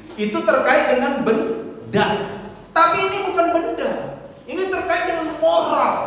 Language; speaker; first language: Indonesian; non-native, local second language; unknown